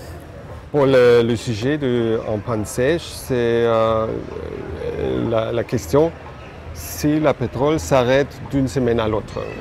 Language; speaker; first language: French; non-native, fluent; German